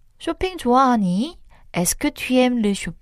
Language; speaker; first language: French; non-native, fluent; Korean